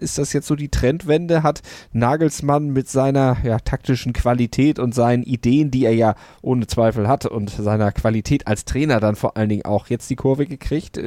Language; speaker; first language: German; native; German